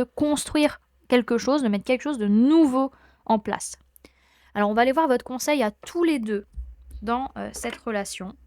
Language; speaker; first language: French; native; French